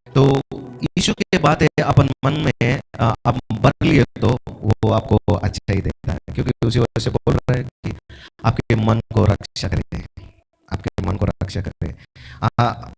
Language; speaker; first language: Hindi; non-native, local second language; Telugu